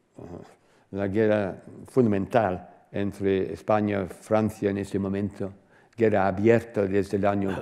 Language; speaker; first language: Spanish; non-native, fluent; English